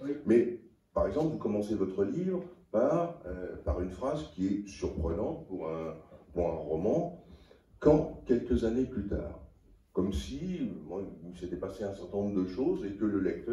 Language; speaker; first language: French; native; French